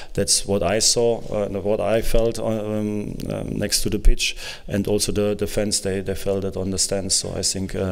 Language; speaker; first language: English; non-native, fluent; German